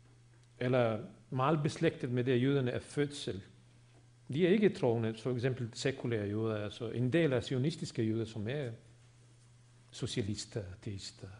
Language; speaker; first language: Swedish; non-native, fluent; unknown